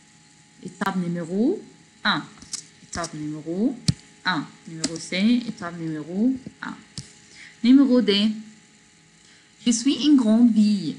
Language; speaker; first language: French; non-native, fluent; Arabic